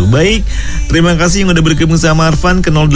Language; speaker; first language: Indonesian; non-native, local second language; Javanese